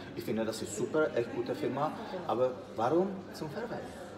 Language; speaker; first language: German; non-native, learner; Czech